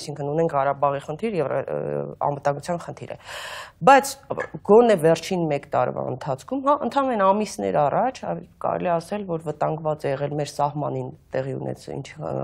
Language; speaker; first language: Armenian; native; Armenian